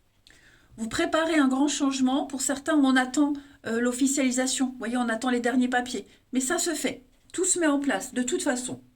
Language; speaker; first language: French; native; French